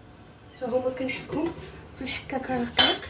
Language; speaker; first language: Arabic; native; Arabic